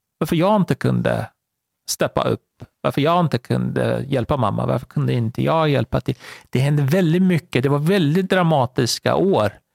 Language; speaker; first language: Swedish; non-native, fluent; Persian